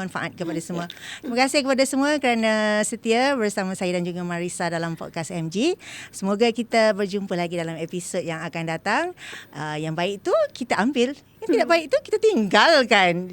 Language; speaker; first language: Malay; native; Malay